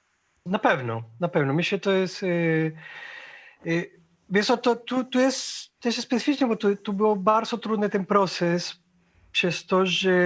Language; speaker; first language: Polish; non-native, fluent; Spanish